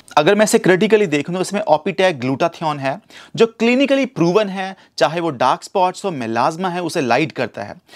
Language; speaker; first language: Hindi; native; Hindi